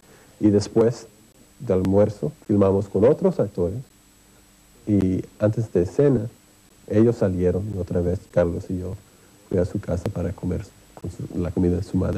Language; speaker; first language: Spanish; early bilingual, heritage; English